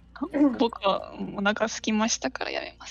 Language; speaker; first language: Japanese; native; Japanese